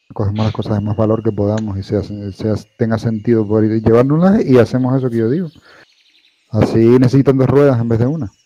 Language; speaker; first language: Spanish; native; Spanish